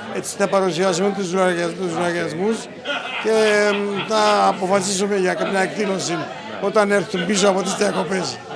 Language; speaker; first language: Greek; native; Greek